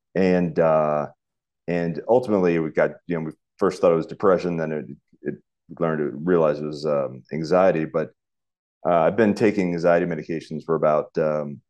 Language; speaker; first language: English; native; English